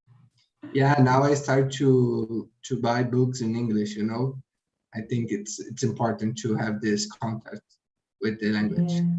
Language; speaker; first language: English; non-native, learner; Portuguese